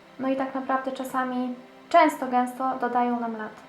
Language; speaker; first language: Polish; native; Polish